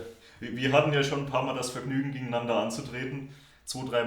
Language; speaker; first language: German; native; German